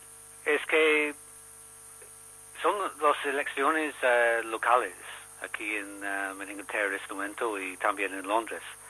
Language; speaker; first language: Spanish; non-native, learner; English